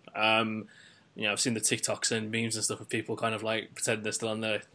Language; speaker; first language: English; native; English